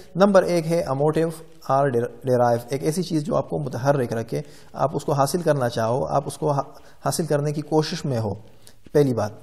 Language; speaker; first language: Urdu; non-native, local second language; Pashto